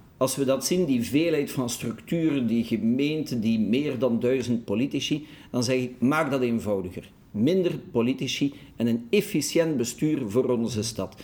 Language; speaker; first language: Dutch; native; Dutch